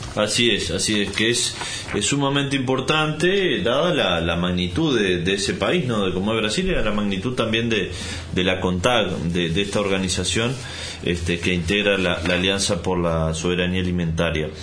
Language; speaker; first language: Spanish; native; Spanish